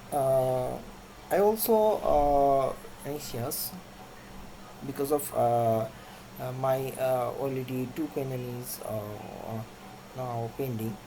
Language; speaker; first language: English; non-native, local second language; Bangla